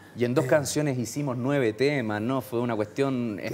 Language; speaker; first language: Spanish; native; Spanish